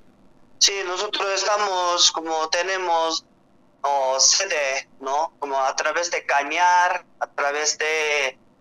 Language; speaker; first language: Spanish; non-native, learner; Korean